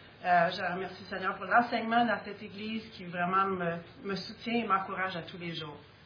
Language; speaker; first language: French; native; French